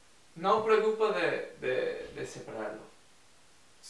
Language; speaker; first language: Spanish; non-native, fluent; English